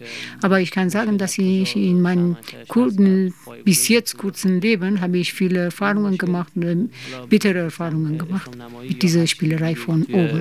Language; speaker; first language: German; non-native, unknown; Persian